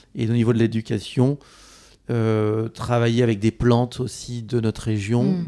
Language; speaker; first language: French; native; French